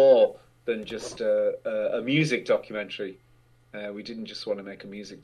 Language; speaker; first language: English; native; English